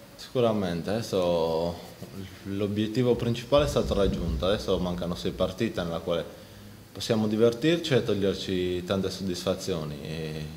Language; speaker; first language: Italian; native; Italian